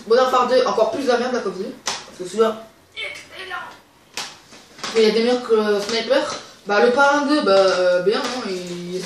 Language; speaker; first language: French; native; French